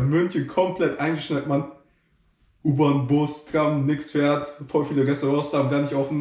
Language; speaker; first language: German; native; German